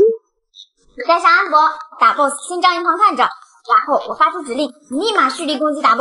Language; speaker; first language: Chinese; native; Chinese